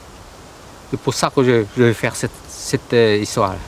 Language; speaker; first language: French; early bilingual, other home language; Vietnamese